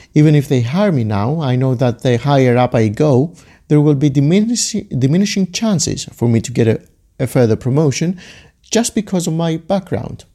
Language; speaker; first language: English; non-native, fluent; Greek